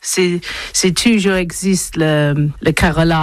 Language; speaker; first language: French; non-native, learner; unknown